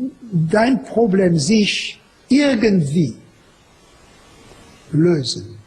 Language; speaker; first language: German; non-native, fluent; French